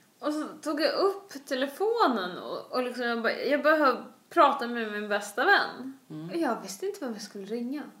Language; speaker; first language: Swedish; early bilingual, other home language; Russian